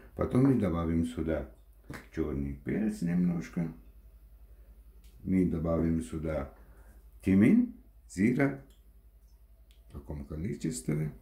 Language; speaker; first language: Russian; non-native, learner; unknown